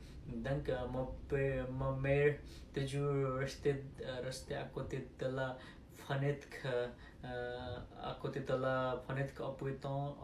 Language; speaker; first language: French; non-native, learner; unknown